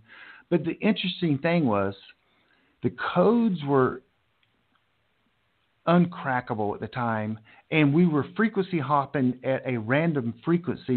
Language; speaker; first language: English; native; English